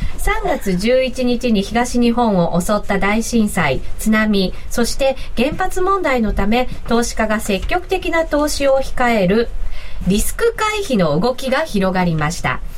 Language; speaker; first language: Japanese; native; Japanese